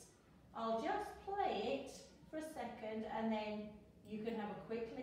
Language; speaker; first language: English; native; English